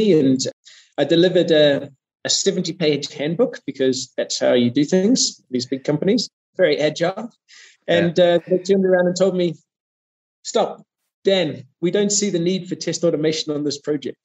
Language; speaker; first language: English; native; English